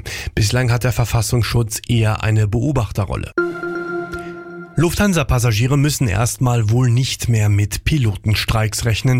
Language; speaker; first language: German; native; German